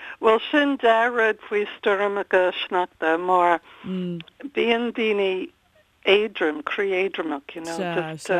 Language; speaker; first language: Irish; non-native, local second language; English